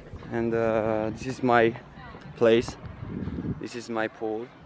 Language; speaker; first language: English; non-native, learner; Romanian